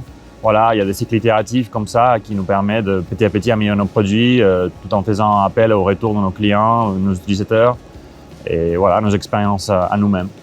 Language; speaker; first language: French; non-native, fluent; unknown